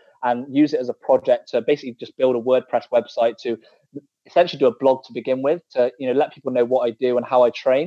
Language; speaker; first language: English; native; English